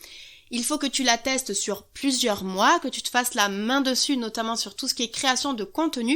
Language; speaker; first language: French; native; French